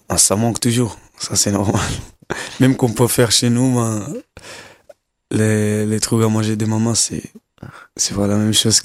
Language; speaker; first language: French; non-native, learner; Kabuverdianu